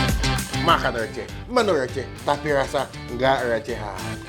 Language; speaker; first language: Indonesian; native; Indonesian